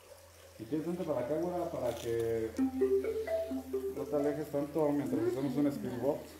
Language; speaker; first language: Spanish; native; Spanish